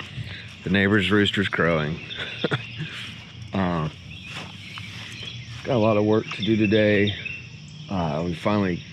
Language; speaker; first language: English; native; English